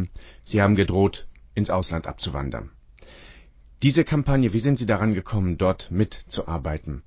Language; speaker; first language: German; native; German